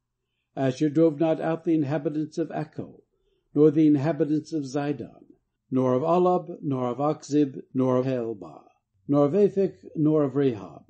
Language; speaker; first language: English; native; English